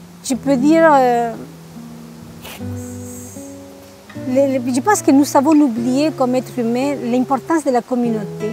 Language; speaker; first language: French; native; French